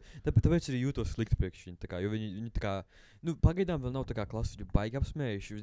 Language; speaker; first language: Latvian; native; Latvian